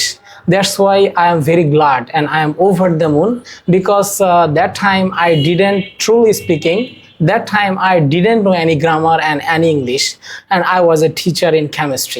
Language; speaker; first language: English; non-native, learner; Bangla